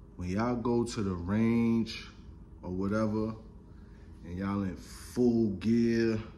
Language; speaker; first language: English; native; English